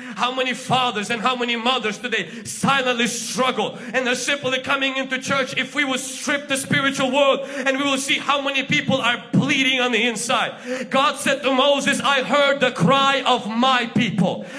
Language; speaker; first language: English; non-native, fluent; Ukrainian